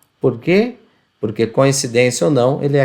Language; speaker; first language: Portuguese; native; Portuguese